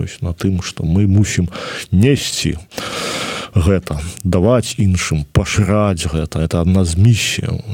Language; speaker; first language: Belarusian; native; Belarusian